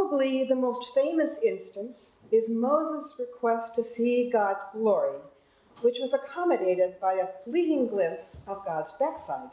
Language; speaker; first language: English; native; English